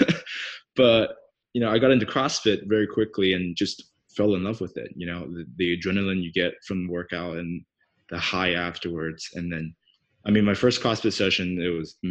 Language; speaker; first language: English; non-native, fluent; Chinese